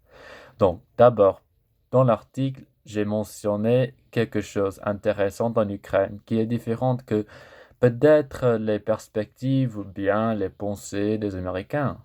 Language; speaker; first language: French; non-native, fluent; English